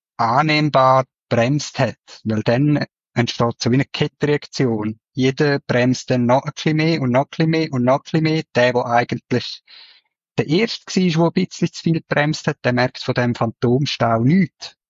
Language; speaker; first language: German; native; German